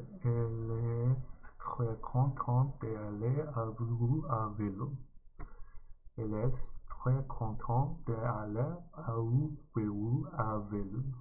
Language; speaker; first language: French; non-native, learner; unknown